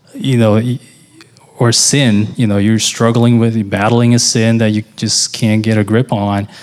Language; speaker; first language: English; non-native, fluent; Portuguese